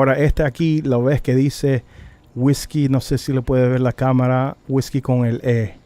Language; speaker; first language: Spanish; early bilingual, heritage; Spanish